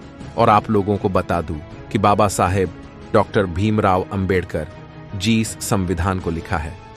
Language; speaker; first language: Hindi; native; Hindi